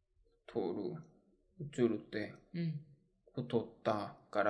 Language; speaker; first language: Japanese; non-native, learner; Korean